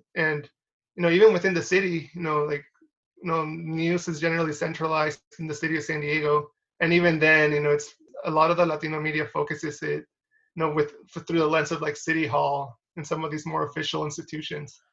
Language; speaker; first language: English; early bilingual, other home language; Spanish